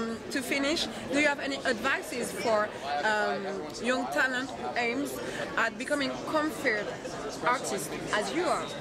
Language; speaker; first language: English; non-native, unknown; French